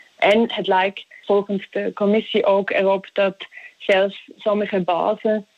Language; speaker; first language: Dutch; non-native, fluent; Swiss German